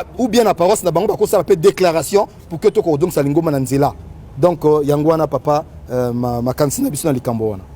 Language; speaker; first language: Lingala; native; Lingala